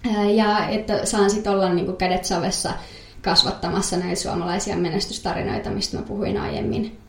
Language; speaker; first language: Finnish; native; Finnish